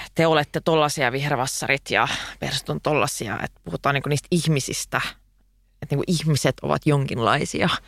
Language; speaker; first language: Finnish; non-native, local second language; Swedish